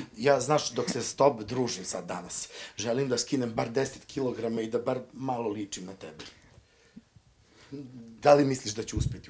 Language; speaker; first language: Bosnian; native; Bosnian